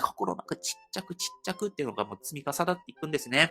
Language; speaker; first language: Japanese; non-native, fluent; Korean